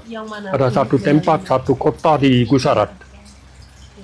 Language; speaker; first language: Indonesian; non-native, fluent; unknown